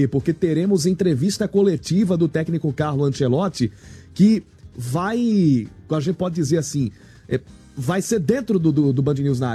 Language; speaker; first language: Portuguese; native; Portuguese